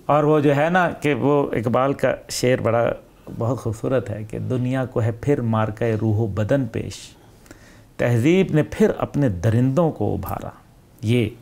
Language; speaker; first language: Urdu; native; Urdu